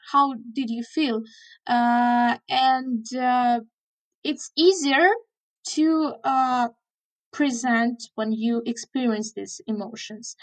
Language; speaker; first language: English; non-native, fluent; Ukrainian